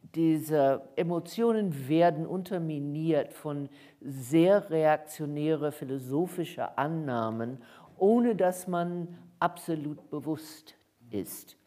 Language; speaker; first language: German; non-native, fluent; English